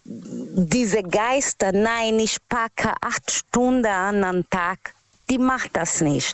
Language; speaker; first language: German; non-native, fluent; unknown